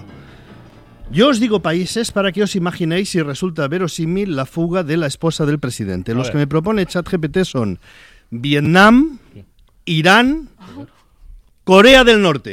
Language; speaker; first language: Spanish; native; Spanish